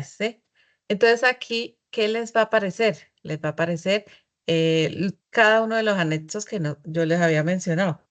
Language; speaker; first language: Spanish; native; Spanish